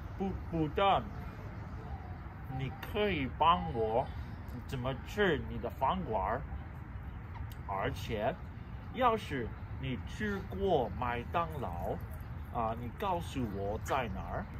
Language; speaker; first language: Chinese; non-native, learner; English